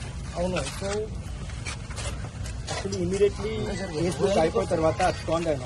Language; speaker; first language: Telugu; non-native, learner; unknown